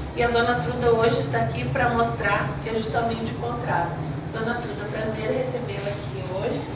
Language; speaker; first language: Portuguese; native; Portuguese